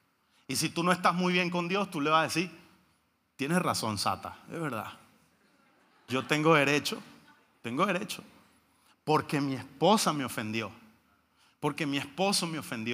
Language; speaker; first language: Spanish; native; Spanish